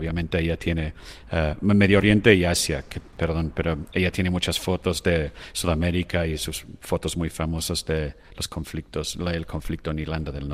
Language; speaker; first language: Spanish; non-native, fluent; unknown